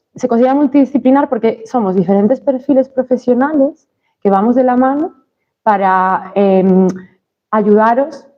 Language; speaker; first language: Spanish; native; Spanish